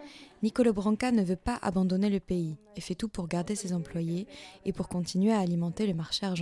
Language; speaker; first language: French; native; French